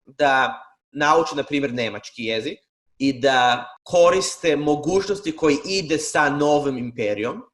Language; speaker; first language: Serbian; non-native, fluent; Hebrew